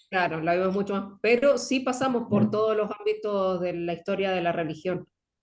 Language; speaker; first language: Spanish; native; Spanish